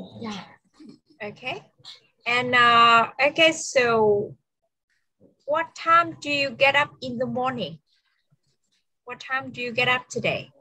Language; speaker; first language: English; non-native, fluent; Vietnamese